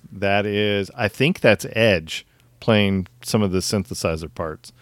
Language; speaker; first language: English; native; English